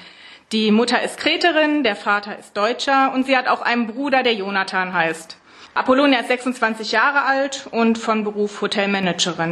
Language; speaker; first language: German; native; German